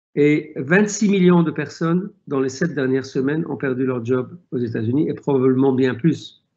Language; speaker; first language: French; non-native, local second language; Arabic